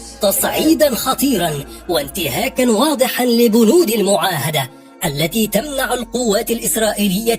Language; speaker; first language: Arabic; native; Arabic